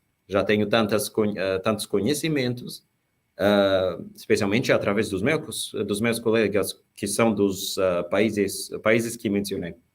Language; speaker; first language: Portuguese; non-native, fluent; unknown